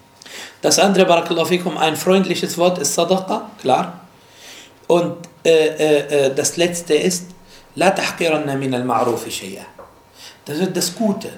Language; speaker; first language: German; non-native, fluent; Arabic